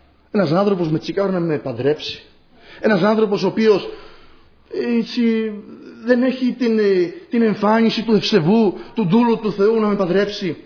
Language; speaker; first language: Greek; non-native, fluent; Polish